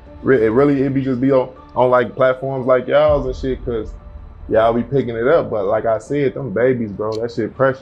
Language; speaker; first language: English; native; English